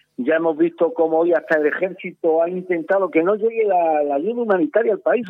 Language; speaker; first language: Spanish; native; Spanish